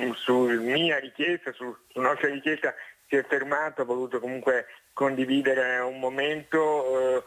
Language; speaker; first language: Italian; native; Italian